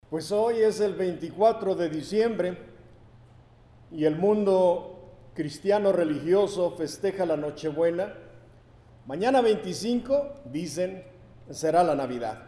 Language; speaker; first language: Spanish; native; Spanish